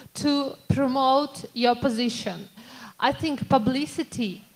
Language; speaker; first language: English; non-native, fluent; Ukrainian